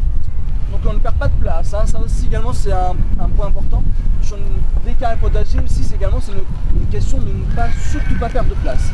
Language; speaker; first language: French; native; French